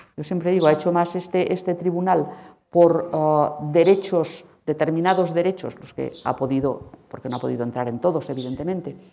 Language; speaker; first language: Spanish; non-native, local second language; Catalan